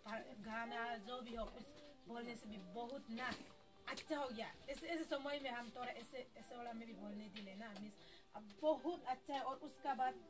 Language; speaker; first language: Hindi; non-native, local second language; Adi